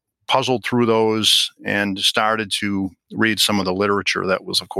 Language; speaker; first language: English; native; English